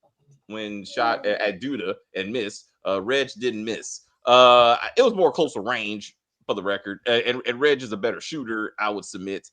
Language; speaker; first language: English; native; English